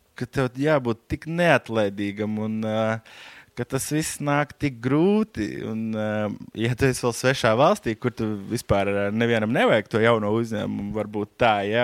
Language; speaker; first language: Latvian; native; Latvian